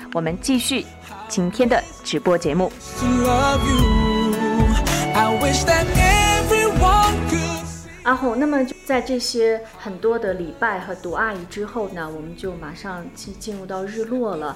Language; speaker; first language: Chinese; native; Chinese